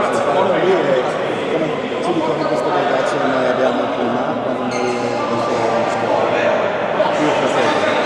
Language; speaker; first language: Italian; non-native, learner; English